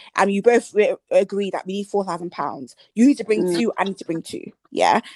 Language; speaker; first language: English; early bilingual, other home language; Yoruba